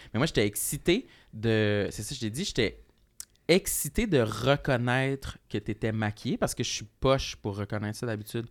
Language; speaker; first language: French; native; French